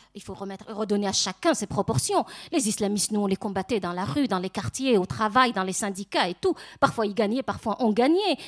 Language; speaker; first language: French; non-native, local second language; Arabic